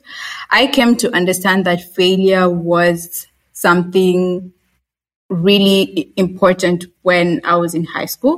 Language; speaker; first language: English; non-native, local second language; Swahili